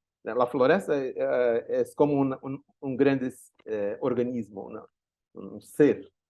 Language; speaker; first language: Spanish; non-native, learner; Portuguese